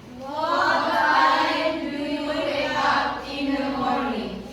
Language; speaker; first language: English; non-native, learner; Indonesian